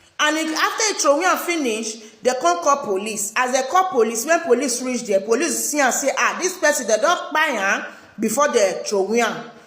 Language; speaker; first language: Nigerian Pidgin; native; Nigerian Pidgin